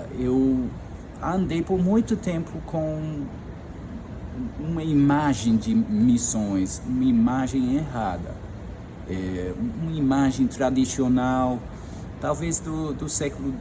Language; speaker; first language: Portuguese; non-native, fluent; English